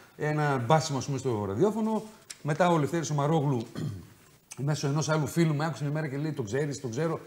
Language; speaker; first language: Greek; native; Greek